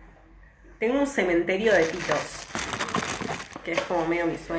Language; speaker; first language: Spanish; native; Spanish